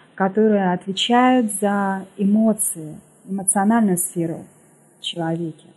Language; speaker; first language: Russian; native; Russian